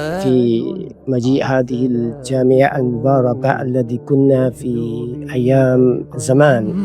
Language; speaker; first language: Arabic; non-native, fluent; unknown